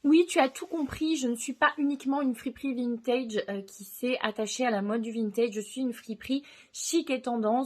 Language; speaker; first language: French; native; French